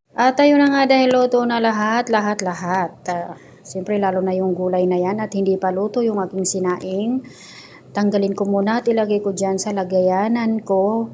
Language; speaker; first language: Filipino; non-native, local second language; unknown